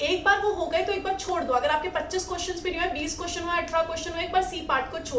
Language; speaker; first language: Hindi; native; Hindi